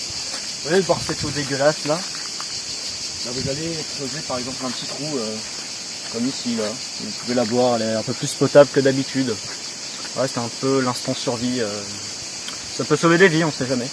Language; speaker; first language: French; native; French